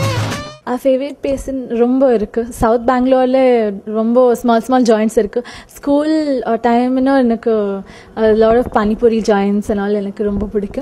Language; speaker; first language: Tamil; non-native, learner; Kannada